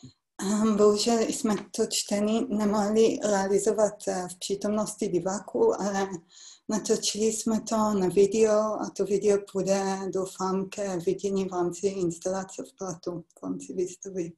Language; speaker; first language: Czech; non-native, fluent; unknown